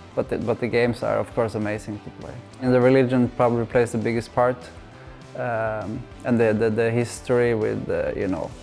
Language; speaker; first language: English; non-native, fluent; Norwegian